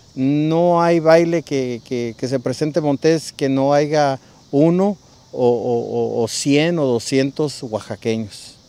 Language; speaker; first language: Spanish; native; Spanish